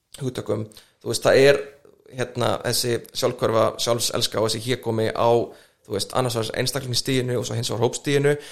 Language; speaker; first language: Icelandic; native; Icelandic